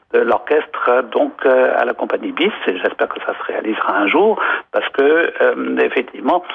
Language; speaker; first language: French; native; French